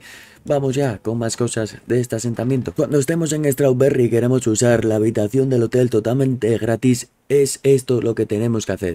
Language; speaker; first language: Spanish; native; Spanish